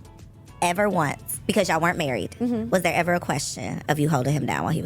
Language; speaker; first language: English; native; English